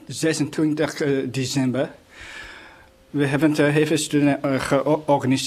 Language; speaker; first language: Dutch; non-native, learner; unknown